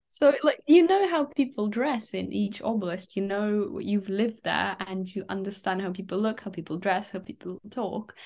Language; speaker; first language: English; early bilingual, other home language; Ukrainian